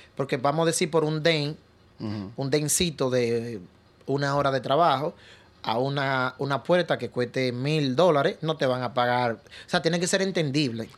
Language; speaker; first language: Spanish; native; Spanish